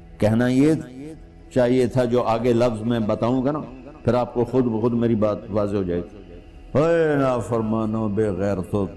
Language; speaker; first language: Urdu; non-native, local second language; Punjabi